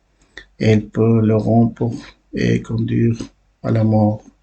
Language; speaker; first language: French; non-native, learner; Uzbek